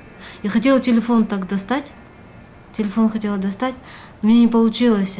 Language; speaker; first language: Russian; native; Russian